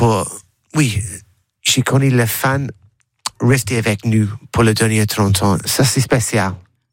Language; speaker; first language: French; non-native, learner; English